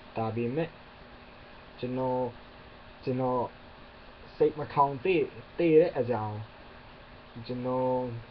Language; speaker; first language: Burmese; non-native, learner; English